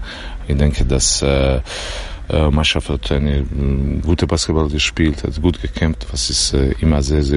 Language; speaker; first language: German; non-native, learner; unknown